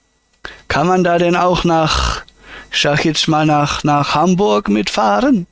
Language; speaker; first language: German; native; German